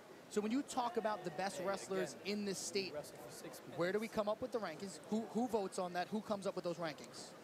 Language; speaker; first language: English; native; English